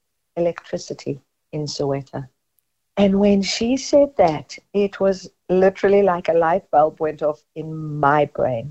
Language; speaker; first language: English; native; English